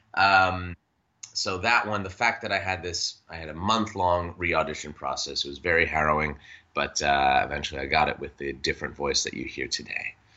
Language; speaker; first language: English; native; English